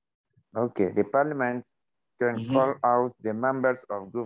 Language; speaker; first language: English; non-native, learner; Arabic